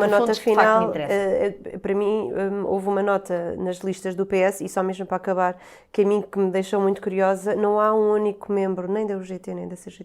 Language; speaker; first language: Portuguese; native; Portuguese